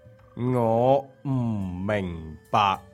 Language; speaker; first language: Cantonese; non-native, learner; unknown